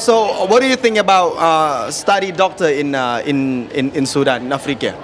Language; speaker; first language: English; non-native, learner; Thai